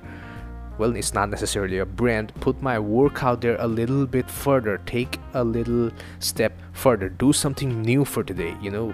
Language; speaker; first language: English; non-native, local second language; Assamese